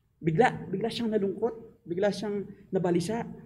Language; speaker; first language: Filipino; native; Filipino